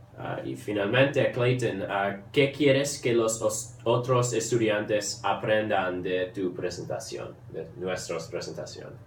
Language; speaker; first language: Spanish; early bilingual, heritage; English